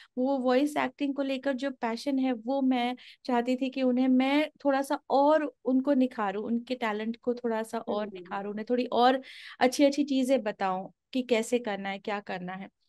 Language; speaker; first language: Hindi; non-native, local second language; Marathi